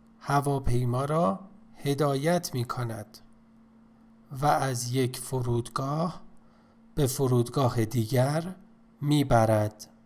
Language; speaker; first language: Persian; native; Persian